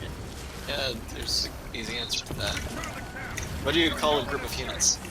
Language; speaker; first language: English; native; English